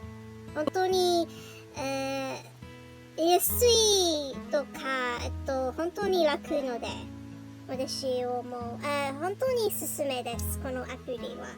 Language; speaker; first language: Japanese; non-native, learner; English